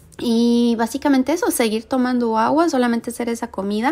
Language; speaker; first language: Spanish; native; Spanish